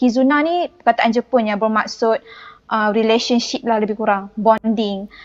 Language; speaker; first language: Malay; native; Malay